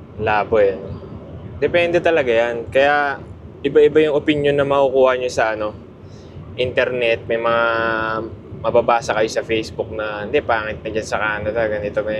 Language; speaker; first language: Filipino; native; Filipino